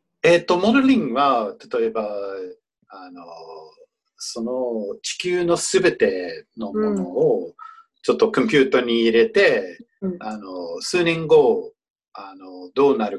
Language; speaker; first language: Japanese; non-native, fluent; English